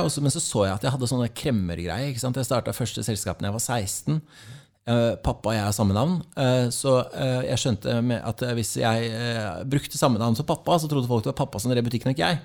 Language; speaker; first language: Norwegian; native; Norwegian